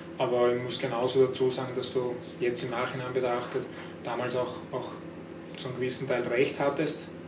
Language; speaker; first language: German; early bilingual, other home language; Croatian